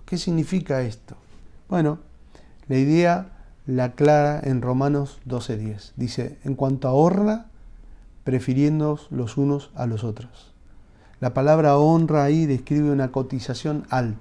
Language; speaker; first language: Spanish; native; Spanish